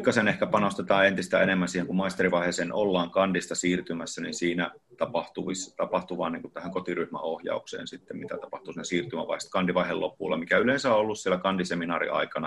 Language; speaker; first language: Finnish; native; Finnish